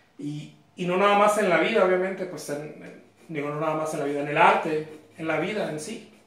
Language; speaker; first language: Spanish; native; Spanish